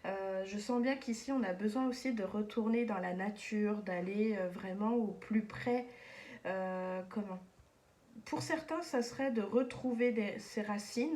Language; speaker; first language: French; native; French